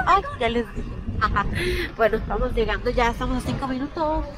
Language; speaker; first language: Spanish; native; Spanish